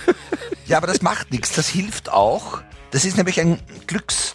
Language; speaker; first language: German; native; German